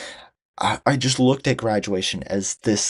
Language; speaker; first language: English; native; English